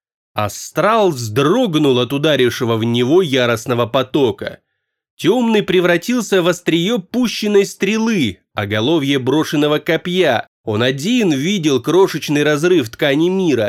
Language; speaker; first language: Russian; native; Russian